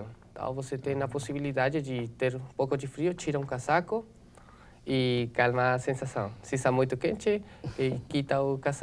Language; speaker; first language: Portuguese; non-native, learner; Spanish